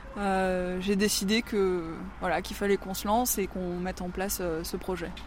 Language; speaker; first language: French; native; French